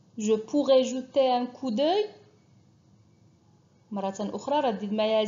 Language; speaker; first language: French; non-native, fluent; Arabic